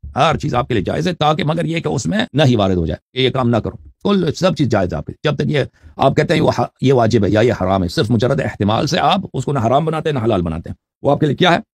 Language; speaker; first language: Urdu; native; Urdu